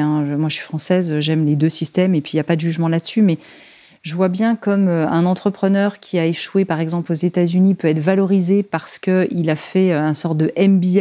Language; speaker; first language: French; native; French